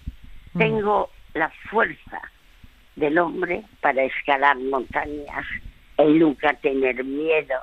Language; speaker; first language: Spanish; early bilingual, other home language; French